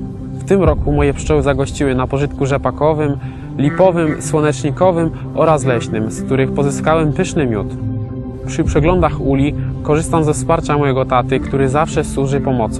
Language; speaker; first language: Polish; native; Polish